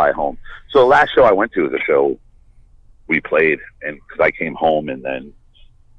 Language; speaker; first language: English; native; English